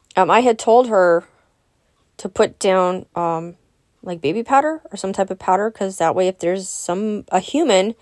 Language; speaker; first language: English; native; English